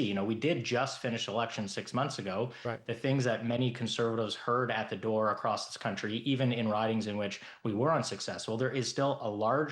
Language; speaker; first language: English; native; English